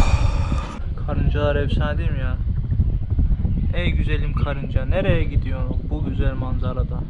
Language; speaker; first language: Turkish; native; Turkish